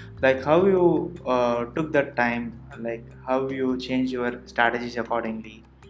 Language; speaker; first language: English; non-native, local second language; Tamil